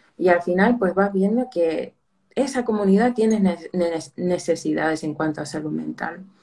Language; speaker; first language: Spanish; early bilingual, heritage; Spanish